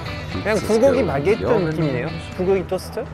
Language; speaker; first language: Korean; non-native, fluent; French